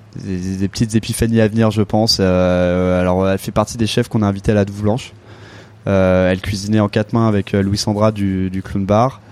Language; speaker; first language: French; native; French